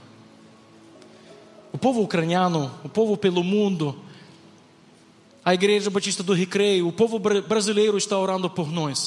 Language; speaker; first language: Portuguese; non-native, fluent; Ukrainian